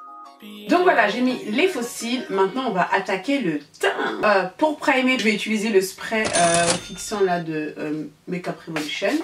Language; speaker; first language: French; native; French